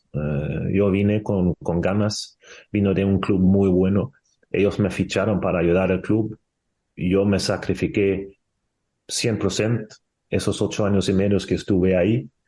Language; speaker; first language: Spanish; non-native, fluent; Swedish